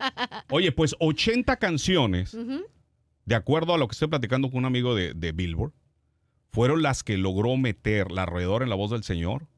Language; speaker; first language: Spanish; native; Spanish